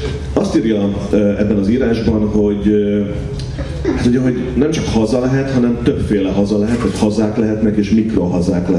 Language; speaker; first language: Hungarian; native; Hungarian